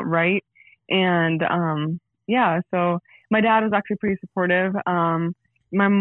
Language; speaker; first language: English; native; English